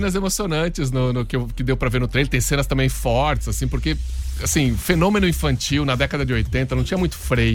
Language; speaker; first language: Portuguese; native; Portuguese